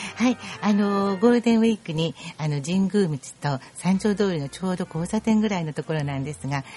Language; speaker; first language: Japanese; native; Japanese